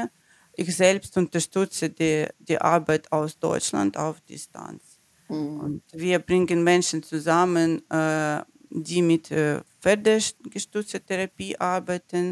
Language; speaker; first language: German; non-native, learner; Ukrainian